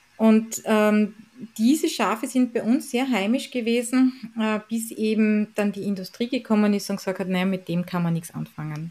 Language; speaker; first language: German; native; German